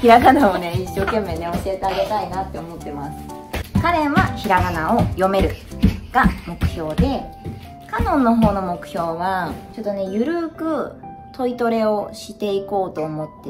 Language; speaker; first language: Japanese; native; Japanese